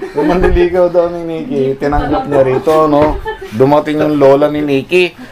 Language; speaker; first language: Filipino; native; Filipino